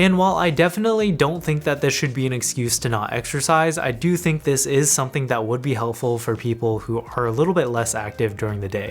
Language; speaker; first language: English; native; English